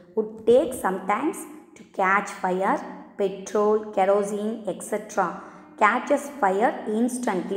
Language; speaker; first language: English; non-native, local second language; Tamil